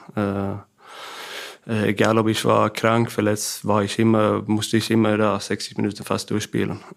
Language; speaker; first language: German; non-native, fluent; Swedish